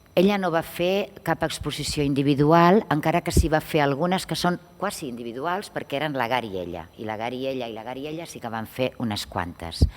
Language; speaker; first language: Catalan; non-native, local second language; Spanish